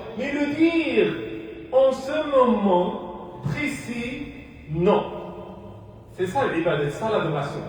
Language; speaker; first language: French; non-native, local second language; Arabic